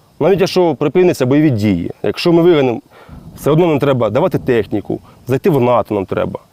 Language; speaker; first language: Ukrainian; non-native, local second language; Russian